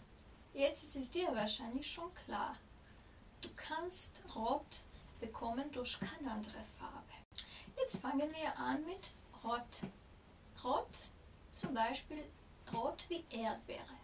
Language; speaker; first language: German; non-native, fluent; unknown